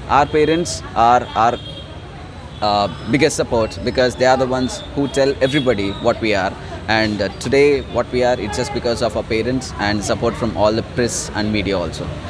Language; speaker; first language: English; non-native, local second language; Telugu